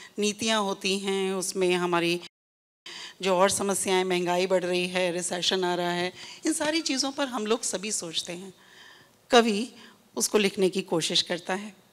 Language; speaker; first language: Hindi; native; Hindi